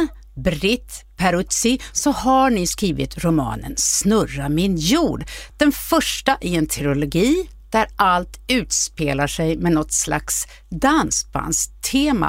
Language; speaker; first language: Swedish; native; Swedish